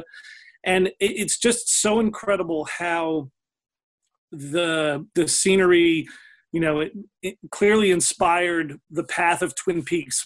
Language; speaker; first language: English; native; English